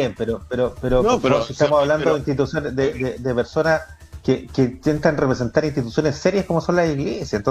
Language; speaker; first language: Spanish; native; Spanish